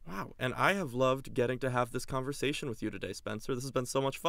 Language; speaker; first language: English; native; English